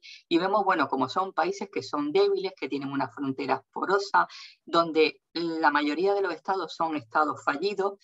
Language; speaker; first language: Spanish; native; Spanish